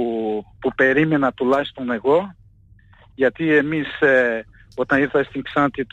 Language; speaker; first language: Greek; non-native, fluent; Portuguese